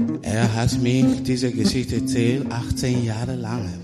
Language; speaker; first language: German; non-native, learner; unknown